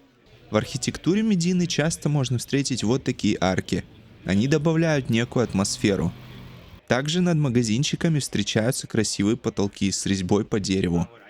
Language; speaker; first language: Russian; native; Russian